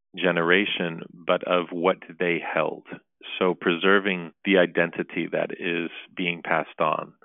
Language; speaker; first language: English; early bilingual, other home language; Turkish